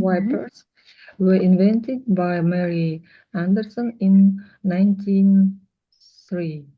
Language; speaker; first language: English; non-native, learner; Russian